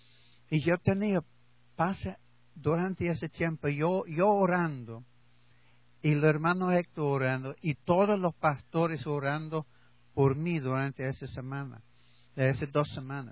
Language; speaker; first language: Spanish; non-native, learner; English